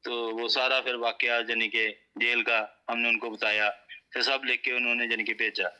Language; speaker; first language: Urdu; non-native, local second language; Punjabi